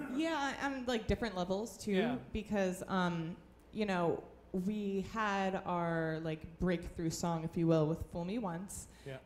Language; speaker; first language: English; native; English